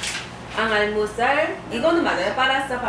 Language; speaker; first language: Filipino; non-native, learner; Korean